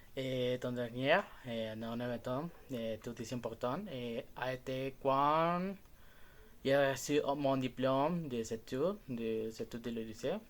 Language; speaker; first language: French; non-native, learner; Spanish